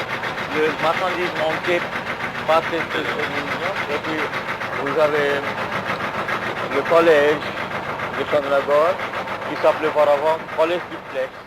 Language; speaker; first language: French; non-native, fluent; Bangla